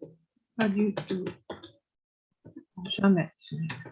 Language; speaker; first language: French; non-native, fluent; Japanese